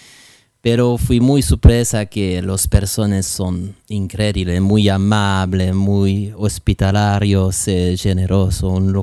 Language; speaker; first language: Spanish; non-native, learner; French